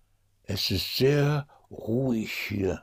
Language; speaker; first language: German; non-native, fluent; English